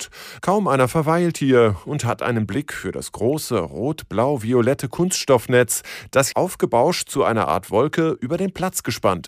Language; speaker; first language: German; native; German